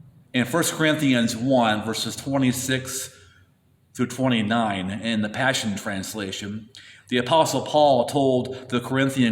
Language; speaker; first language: English; native; English